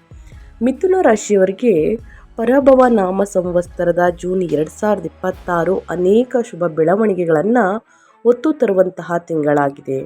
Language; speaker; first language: Kannada; native; Kannada